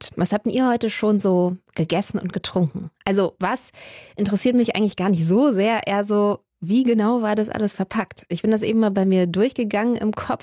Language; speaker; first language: German; native; German